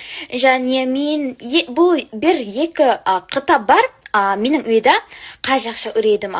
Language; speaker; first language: Kazakh; non-native, learner; English